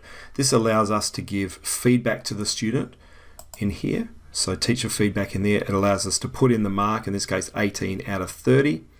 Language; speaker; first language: English; native; English